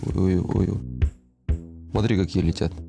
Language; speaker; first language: Russian; native; Russian